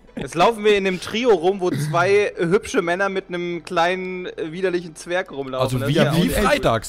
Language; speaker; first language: German; native; German